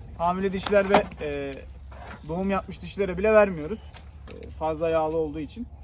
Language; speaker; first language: Turkish; native; Turkish